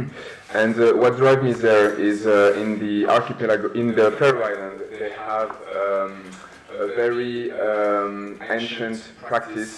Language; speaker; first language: English; non-native, fluent; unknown